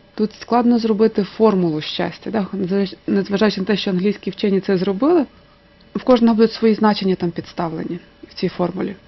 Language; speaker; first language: Ukrainian; native; Ukrainian